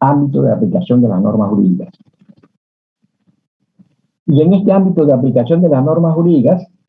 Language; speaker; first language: Spanish; native; Spanish